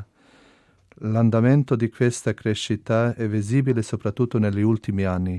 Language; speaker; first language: Italian; non-native, fluent; Albanian